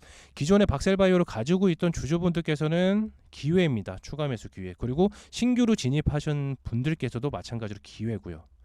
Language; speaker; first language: Korean; native; Korean